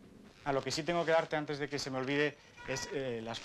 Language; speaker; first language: Spanish; native; Spanish